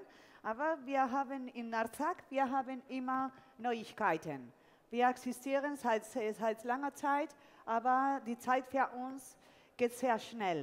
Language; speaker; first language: German; non-native, fluent; Spanish